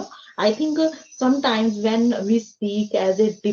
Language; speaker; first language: English; non-native, learner; Hindi